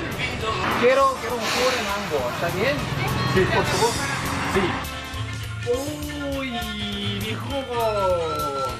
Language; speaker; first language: Spanish; non-native, learner; Korean